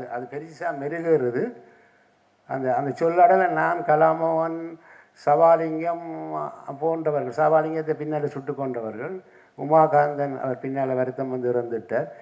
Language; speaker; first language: Tamil; native; Tamil